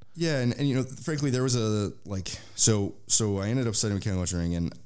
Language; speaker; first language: English; native; English